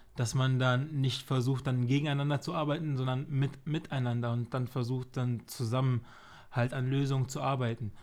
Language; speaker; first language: German; native; German